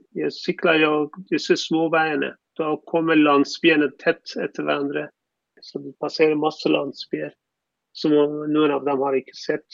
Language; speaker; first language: Norwegian; non-native, fluent; Persian